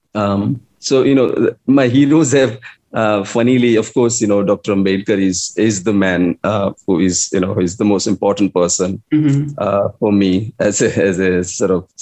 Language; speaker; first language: English; non-native, local second language; Hindi